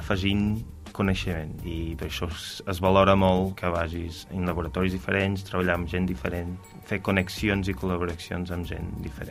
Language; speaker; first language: Catalan; non-native, fluent; Portuguese